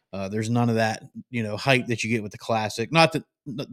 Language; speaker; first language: English; native; English